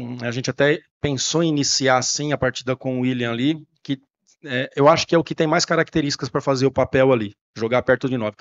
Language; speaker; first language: Portuguese; native; Portuguese